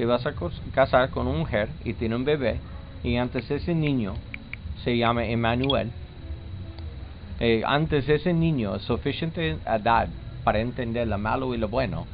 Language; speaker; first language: Spanish; non-native, learner; English